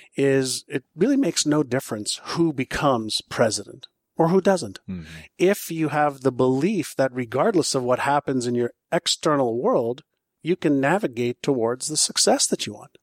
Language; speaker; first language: English; non-native, fluent; Hebrew